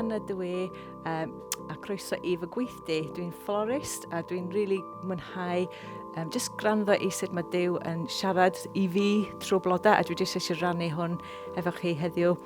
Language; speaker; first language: Welsh; non-native, local second language; English